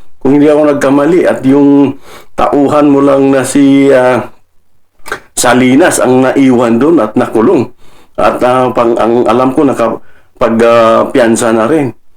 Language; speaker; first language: Filipino; non-native, local second language; Cebuano